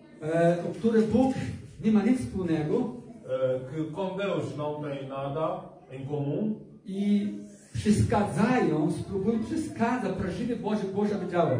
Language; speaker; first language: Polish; non-native, learner; Portuguese